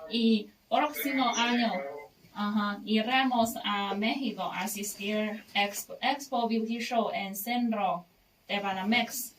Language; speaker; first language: Spanish; non-native, learner; Chinese